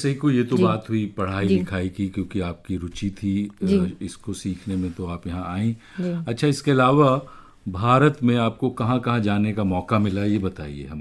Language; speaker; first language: Hindi; native; Hindi